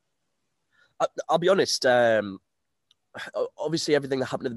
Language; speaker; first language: English; native; English